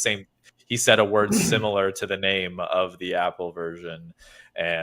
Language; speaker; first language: English; native; English